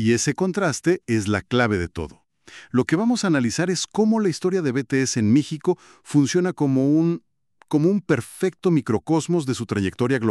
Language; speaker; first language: Spanish; native; Spanish